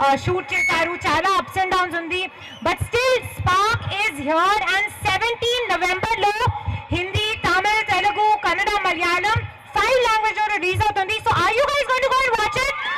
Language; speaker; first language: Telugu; non-native, learner; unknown